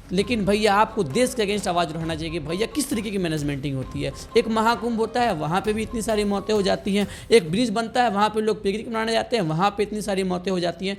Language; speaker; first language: Hindi; native; Hindi